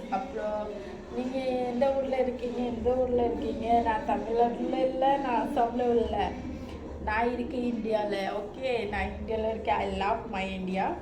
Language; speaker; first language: Tamil; non-native, learner; Hindi